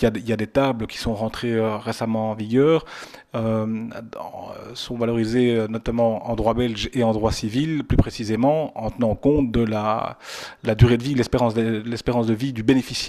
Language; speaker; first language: French; native; French